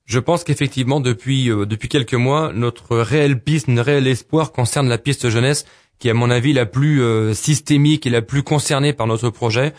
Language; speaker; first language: French; native; French